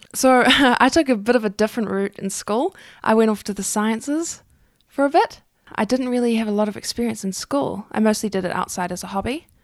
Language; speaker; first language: English; native; English